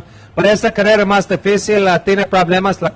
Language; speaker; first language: Spanish; non-native, learner; English